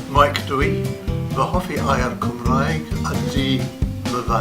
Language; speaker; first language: Welsh; non-native, learner; English